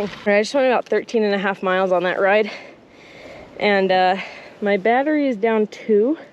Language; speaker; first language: English; native; English